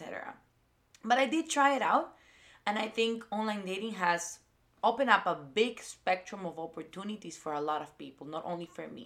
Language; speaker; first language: English; non-native, fluent; Spanish